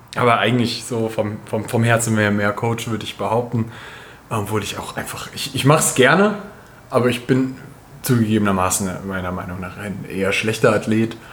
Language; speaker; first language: German; native; German